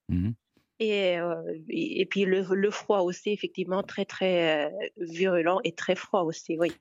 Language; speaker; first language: French; non-native, fluent; Uzbek